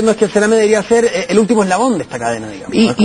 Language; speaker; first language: Spanish; native; Spanish